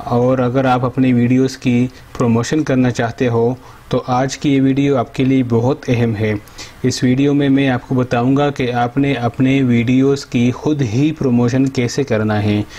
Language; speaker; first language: Urdu; non-native, local second language; Pashto